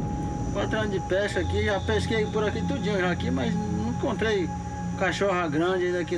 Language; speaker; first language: Portuguese; native; Portuguese